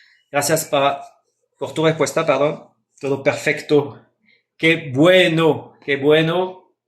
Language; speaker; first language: Spanish; non-native, fluent; French